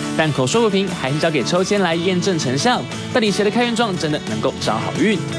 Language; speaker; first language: Chinese; native; Chinese